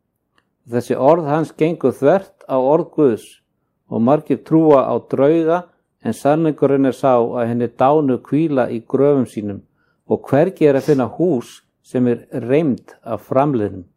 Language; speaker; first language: Icelandic; native; Icelandic